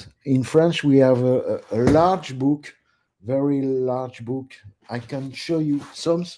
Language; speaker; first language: English; non-native, learner; French